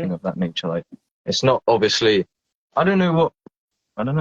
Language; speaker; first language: English; native; English